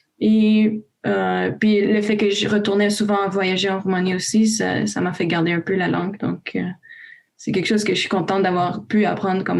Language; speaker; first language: French; early bilingual, other home language; Romanian